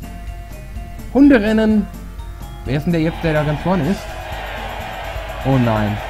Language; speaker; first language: German; native; German